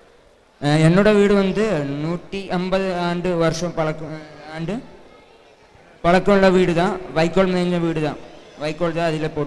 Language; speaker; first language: Tamil; non-native, learner; Malayalam